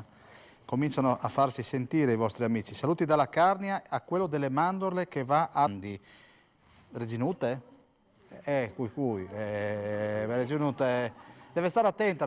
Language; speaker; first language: Italian; native; Italian